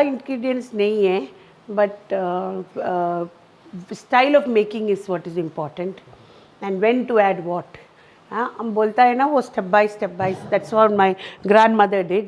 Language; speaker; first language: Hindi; non-native, local second language; Malayalam